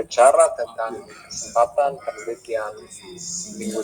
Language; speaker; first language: Indonesian; non-native, fluent; English